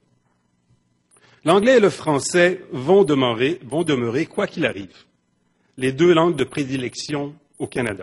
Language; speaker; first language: French; native; French